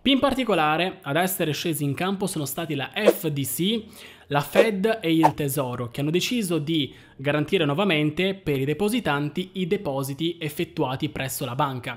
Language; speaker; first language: Italian; native; Italian